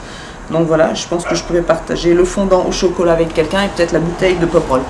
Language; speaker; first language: French; native; French